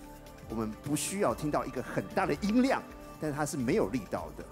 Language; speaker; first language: Chinese; native; Chinese